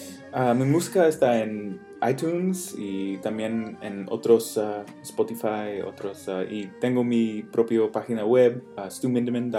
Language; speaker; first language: Spanish; non-native, fluent; English